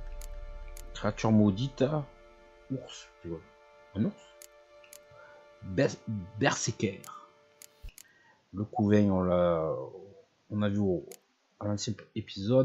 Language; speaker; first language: French; native; French